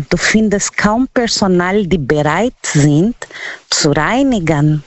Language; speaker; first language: German; non-native, learner; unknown